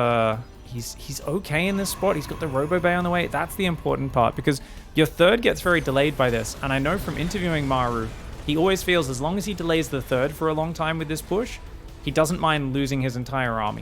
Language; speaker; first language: English; native; English